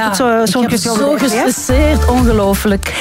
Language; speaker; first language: Dutch; non-native, local second language; French